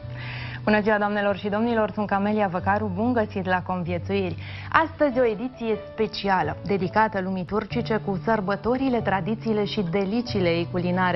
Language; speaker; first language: Romanian; native; Romanian